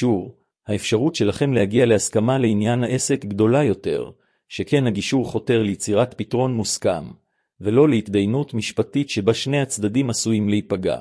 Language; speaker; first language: Hebrew; native; Hebrew